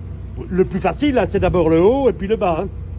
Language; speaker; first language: French; native; French